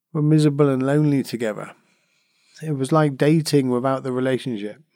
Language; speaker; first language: English; native; English